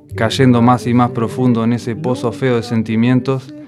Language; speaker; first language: Spanish; native; Spanish